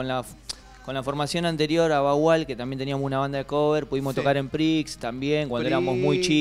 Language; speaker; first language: Spanish; native; Spanish